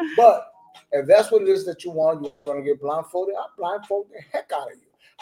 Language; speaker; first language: English; non-native, fluent; Spanish